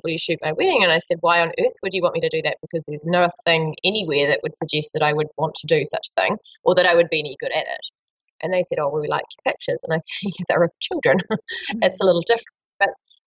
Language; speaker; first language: English; native; English